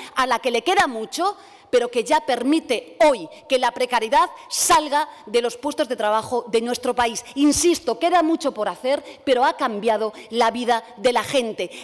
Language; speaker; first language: Spanish; native; Spanish